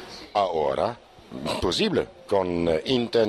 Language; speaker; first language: Spanish; non-native, learner; German